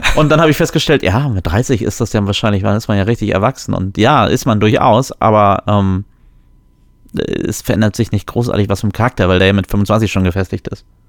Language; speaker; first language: German; early bilingual, other home language; Polish